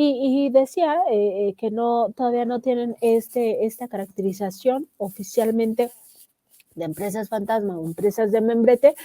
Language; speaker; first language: Spanish; native; Spanish